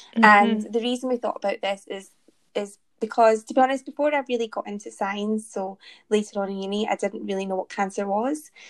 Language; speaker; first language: English; native; English